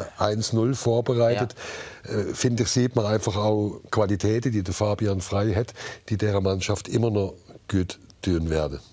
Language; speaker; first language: German; native; German